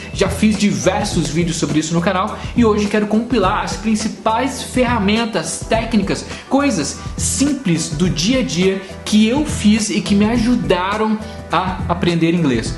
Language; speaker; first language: Portuguese; native; Portuguese